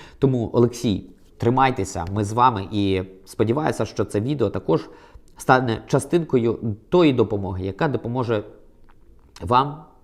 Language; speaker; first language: Ukrainian; native; Ukrainian